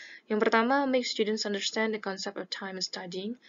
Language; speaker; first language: English; non-native, fluent; Indonesian